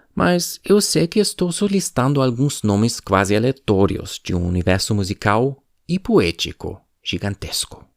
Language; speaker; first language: Portuguese; non-native, fluent; German